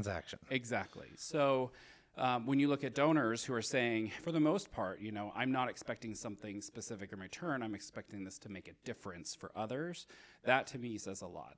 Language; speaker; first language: English; native; English